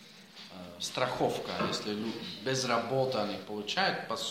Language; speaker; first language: Russian; non-native, learner; Dutch